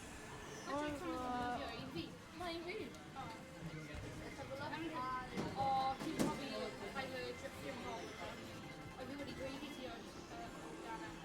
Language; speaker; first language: Welsh; non-native, local second language; English